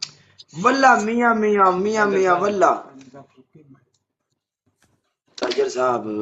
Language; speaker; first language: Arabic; non-native, learner; Punjabi